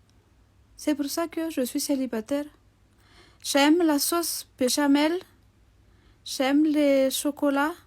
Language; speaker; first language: French; non-native, local second language; Malagasy